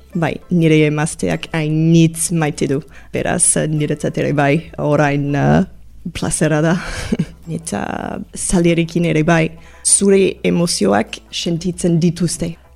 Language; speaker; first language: Basque; non-native, learner; English